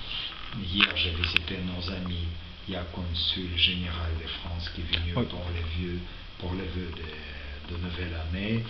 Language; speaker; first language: French; non-native, fluent; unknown